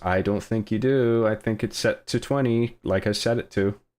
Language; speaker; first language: English; native; English